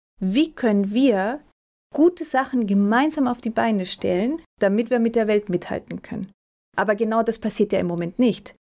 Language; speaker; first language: German; early bilingual, other home language; Spanish